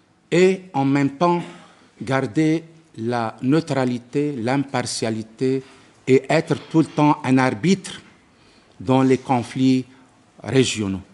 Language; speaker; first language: French; non-native, local second language; Arabic